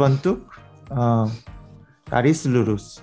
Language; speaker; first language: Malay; non-native, learner; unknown